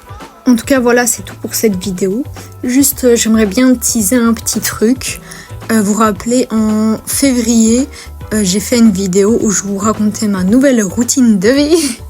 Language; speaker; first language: French; native; French